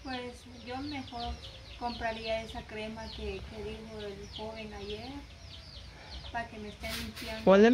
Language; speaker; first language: Spanish; native; Spanish